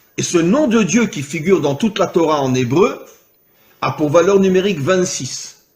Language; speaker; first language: French; native; French